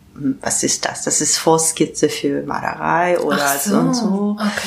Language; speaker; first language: German; non-native, learner; Japanese